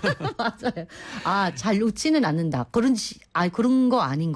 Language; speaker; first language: Korean; non-native, fluent; Filipino